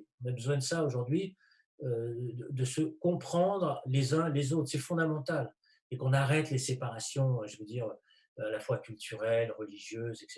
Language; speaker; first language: French; native; French